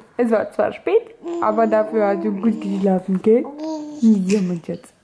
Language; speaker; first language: German; native; German